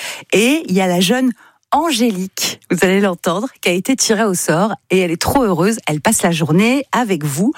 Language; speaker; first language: French; native; French